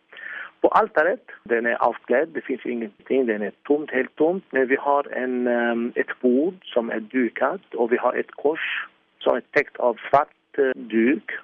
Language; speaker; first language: Swedish; non-native, fluent; Arabic